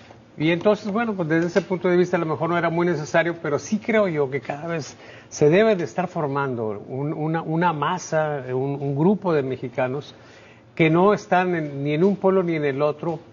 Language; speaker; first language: Spanish; native; Spanish